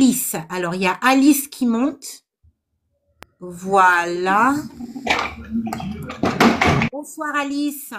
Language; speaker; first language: French; native; French